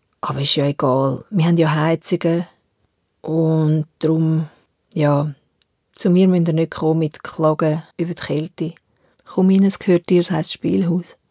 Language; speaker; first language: German; native; German